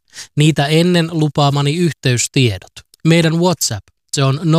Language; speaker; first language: Finnish; native; Finnish